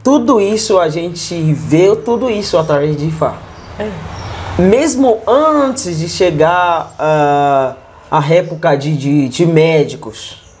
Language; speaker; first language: Portuguese; non-native, learner; Yoruba